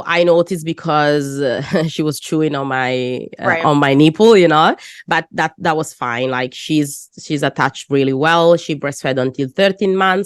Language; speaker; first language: English; non-native, fluent; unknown